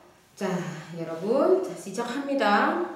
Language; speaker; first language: Korean; non-native, fluent; Indonesian